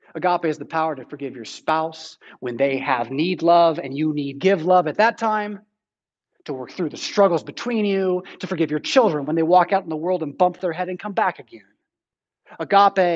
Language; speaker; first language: English; native; English